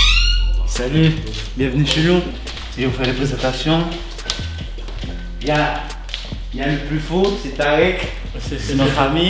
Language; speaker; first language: French; non-native, local second language; Haitian Creole